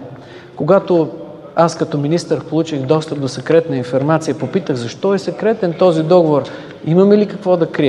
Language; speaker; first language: Bulgarian; native; Bulgarian